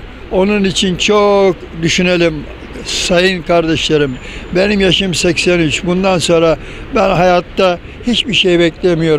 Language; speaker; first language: Turkish; native; Turkish